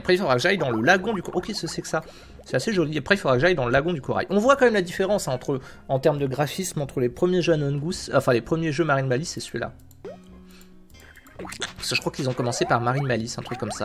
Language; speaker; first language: French; native; French